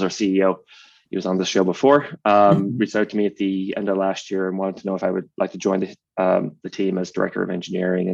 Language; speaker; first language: English; native; English